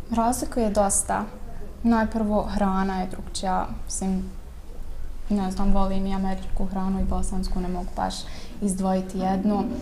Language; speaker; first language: Serbian; early bilingual, heritage; Bosnian